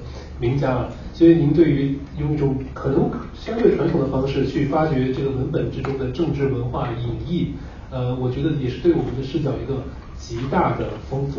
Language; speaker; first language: Chinese; native; Chinese